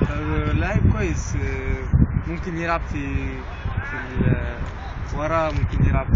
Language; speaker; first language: Arabic; early bilingual, heritage; Arabic